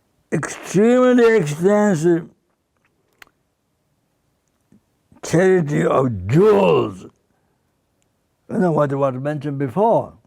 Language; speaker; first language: English; non-native, fluent; Sherpa